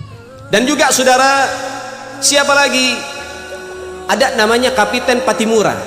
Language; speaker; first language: Indonesian; native; Indonesian